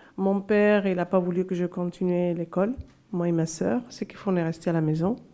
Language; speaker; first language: French; non-native, local second language; Arabic